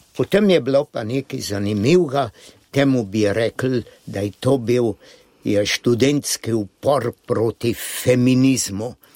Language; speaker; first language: Slovenian; native; Slovenian